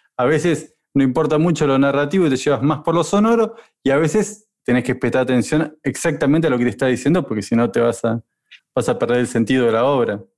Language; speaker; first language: Spanish; native; Spanish